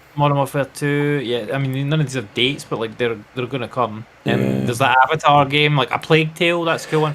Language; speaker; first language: English; native; English